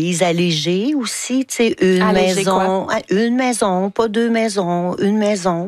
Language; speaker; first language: French; native; French